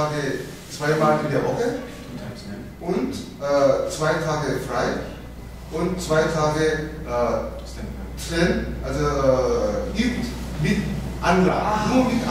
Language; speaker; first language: German; non-native, fluent; Korean